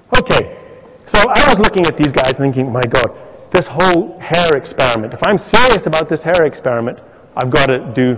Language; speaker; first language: English; native; English